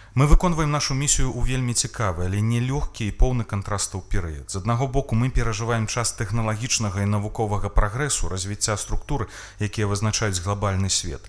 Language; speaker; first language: Belarusian; native; Belarusian